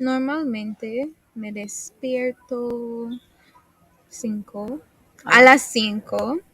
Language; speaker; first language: Spanish; non-native, learner; English